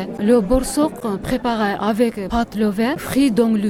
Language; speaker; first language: French; non-native, learner; Kyrgyz